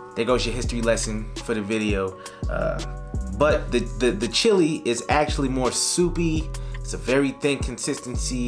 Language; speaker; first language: English; native; English